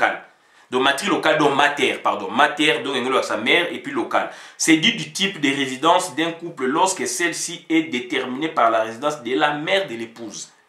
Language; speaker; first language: French; non-native, local second language; Lingala